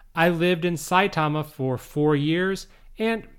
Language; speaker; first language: English; native; English